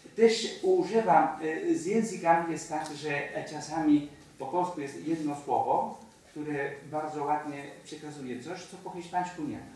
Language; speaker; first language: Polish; non-native, fluent; Spanish